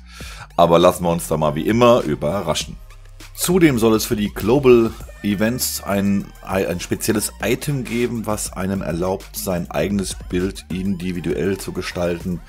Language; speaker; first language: German; native; German